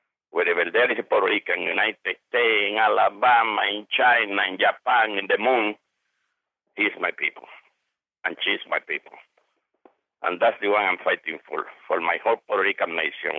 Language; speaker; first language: English; non-native, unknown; Spanish